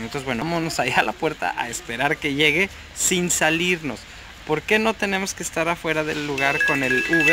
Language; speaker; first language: Spanish; native; Spanish